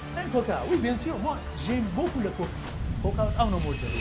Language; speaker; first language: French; non-native, fluent; Amharic